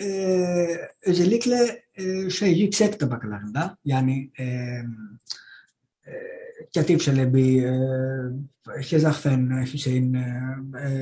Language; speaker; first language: Turkish; non-native, fluent; Greek